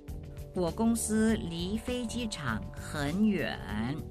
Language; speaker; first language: Chinese; non-native, fluent; Thai